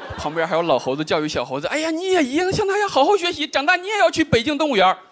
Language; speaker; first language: Chinese; native; Chinese